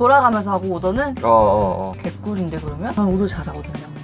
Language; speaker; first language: Korean; native; Korean